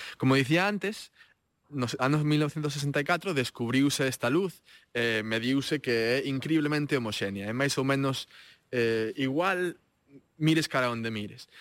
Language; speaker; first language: Galician; native; Galician